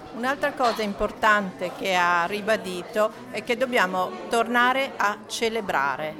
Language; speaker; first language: Italian; native; Italian